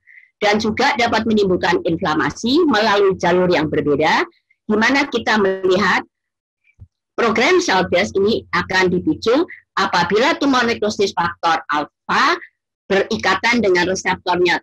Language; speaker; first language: Indonesian; native; Indonesian